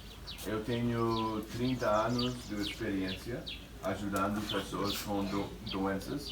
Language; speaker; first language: Portuguese; non-native, fluent; English